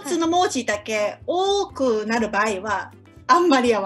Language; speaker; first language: Japanese; non-native, fluent; Cantonese